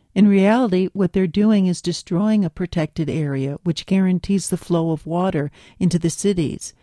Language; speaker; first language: English; native; English